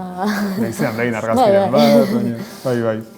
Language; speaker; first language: Basque; native; Basque